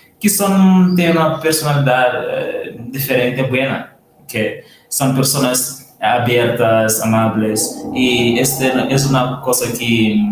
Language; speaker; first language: Spanish; non-native, learner; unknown